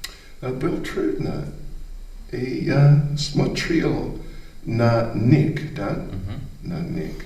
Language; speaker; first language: Russian; non-native, learner; English